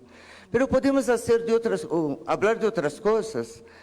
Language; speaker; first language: Spanish; non-native, learner; Portuguese